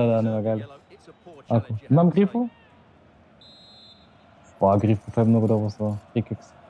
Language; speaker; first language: Macedonian; early bilingual, heritage; German